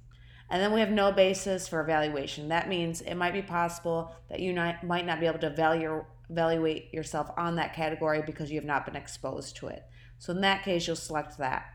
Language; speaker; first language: English; native; English